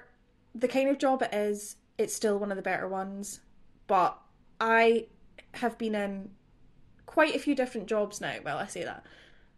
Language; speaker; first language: English; native; English